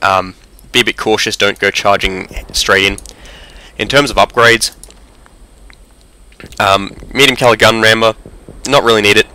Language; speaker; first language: English; native; English